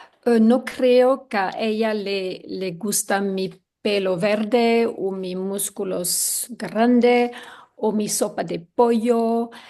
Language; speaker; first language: Spanish; non-native, learner; English